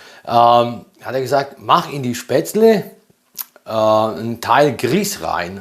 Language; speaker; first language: German; early bilingual, other home language; Polish